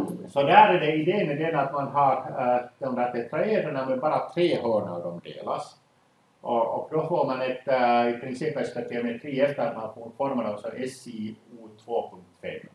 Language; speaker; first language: Swedish; native; Swedish